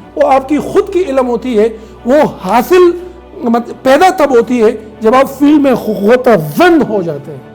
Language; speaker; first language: Urdu; non-native, local second language; Pashto